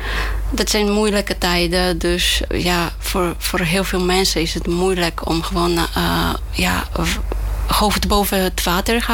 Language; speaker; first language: Dutch; non-native, fluent; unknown